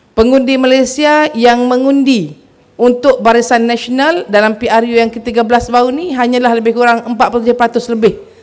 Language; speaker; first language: Malay; native; Malay